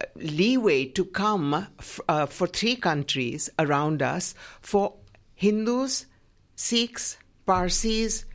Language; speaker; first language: English; non-native, local second language; Gujarati